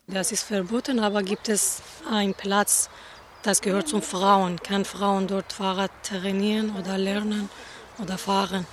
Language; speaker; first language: German; non-native, learner; Persian